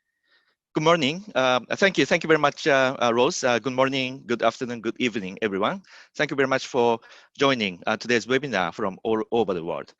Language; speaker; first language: English; non-native, fluent; Japanese